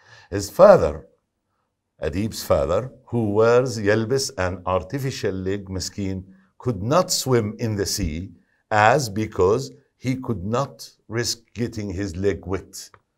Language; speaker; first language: English; non-native, fluent; Arabic